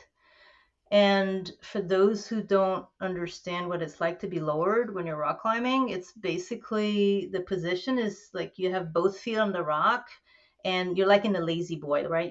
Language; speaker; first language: English; native; English